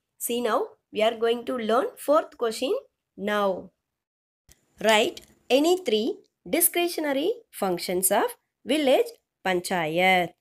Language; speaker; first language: English; non-native, local second language; Tamil